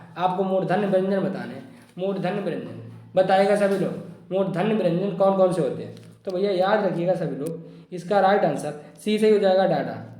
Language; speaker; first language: Hindi; native; Hindi